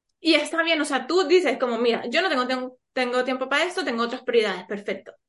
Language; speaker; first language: Spanish; native; Spanish